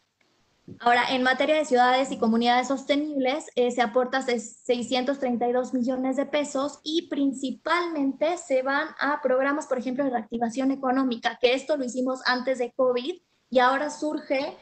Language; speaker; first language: Spanish; native; Spanish